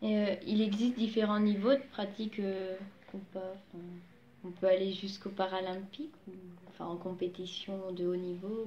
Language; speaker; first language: French; native; French